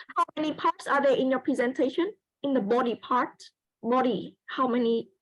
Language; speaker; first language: English; non-native, fluent; Vietnamese